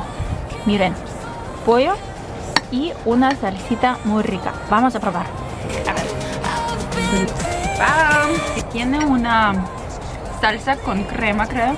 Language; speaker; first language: Spanish; non-native, fluent; Russian